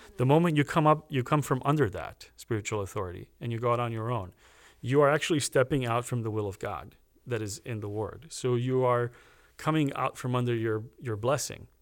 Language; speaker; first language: English; early bilingual, other home language; Romanian